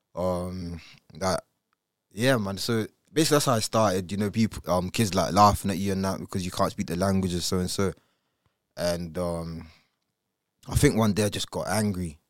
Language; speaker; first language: English; early bilingual, other home language; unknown